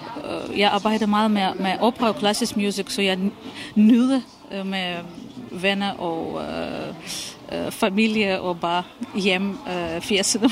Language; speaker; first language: Danish; non-native, fluent; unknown